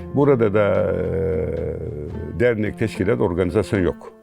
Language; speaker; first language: Turkish; native; Turkish